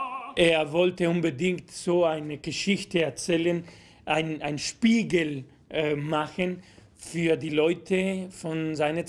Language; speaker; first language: German; non-native, fluent; Spanish